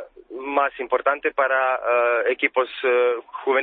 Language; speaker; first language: Spanish; non-native, fluent; Serbian